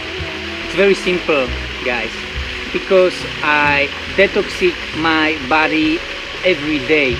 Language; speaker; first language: English; non-native, fluent; Slovak